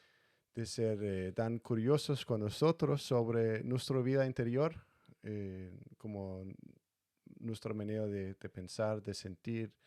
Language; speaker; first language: Spanish; non-native, fluent; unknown